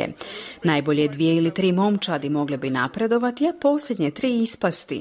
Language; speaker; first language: Croatian; native; Croatian